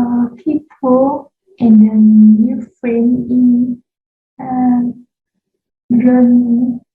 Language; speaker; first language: English; non-native, learner; Vietnamese